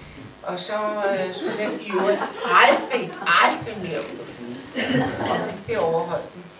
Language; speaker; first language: Danish; native; Danish